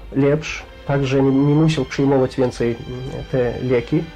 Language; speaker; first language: Polish; non-native, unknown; Russian